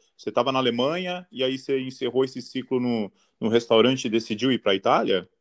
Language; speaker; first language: Portuguese; native; Portuguese